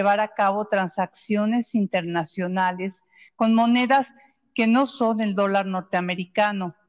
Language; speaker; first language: Spanish; native; Spanish